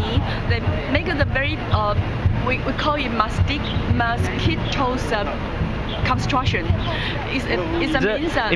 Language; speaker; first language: English; non-native, learner; Chinese